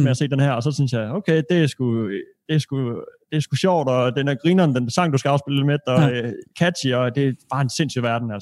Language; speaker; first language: Danish; native; Danish